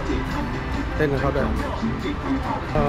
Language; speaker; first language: Thai; native; Thai